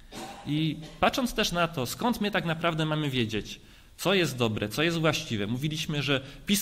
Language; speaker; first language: Polish; native; Polish